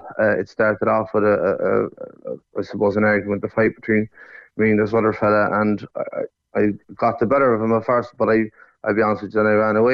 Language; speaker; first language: English; native; English